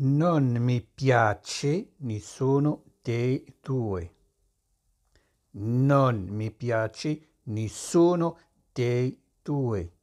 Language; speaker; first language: Italian; non-native, fluent; Arabic